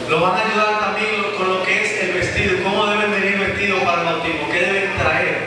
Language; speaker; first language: Spanish; native; Spanish